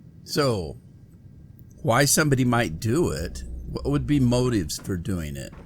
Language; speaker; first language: English; native; English